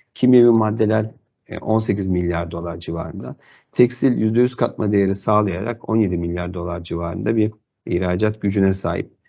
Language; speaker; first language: Turkish; native; Turkish